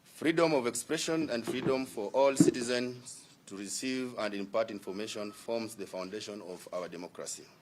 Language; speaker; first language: English; non-native, local second language; Swahili